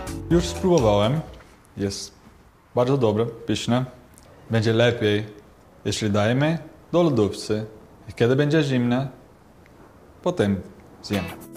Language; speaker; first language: Polish; non-native, learner; Portuguese